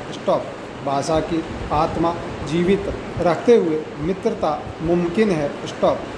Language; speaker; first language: Hindi; native; Hindi